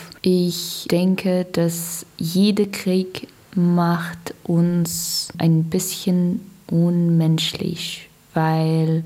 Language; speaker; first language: German; non-native, learner; Russian